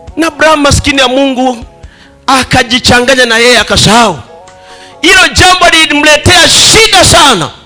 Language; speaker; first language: Swahili; native; Swahili